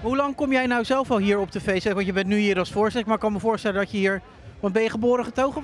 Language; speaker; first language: Dutch; native; Dutch